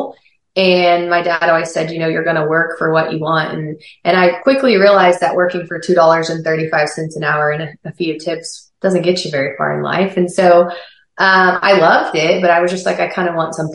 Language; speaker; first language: English; native; English